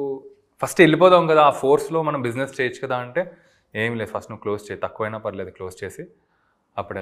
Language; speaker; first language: Telugu; native; Telugu